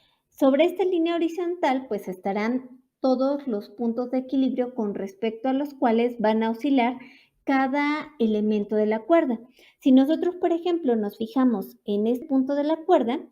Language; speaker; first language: Spanish; native; Spanish